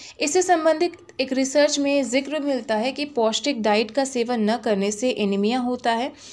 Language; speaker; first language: Hindi; native; Hindi